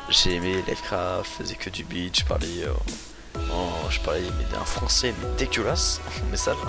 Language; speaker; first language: French; native; French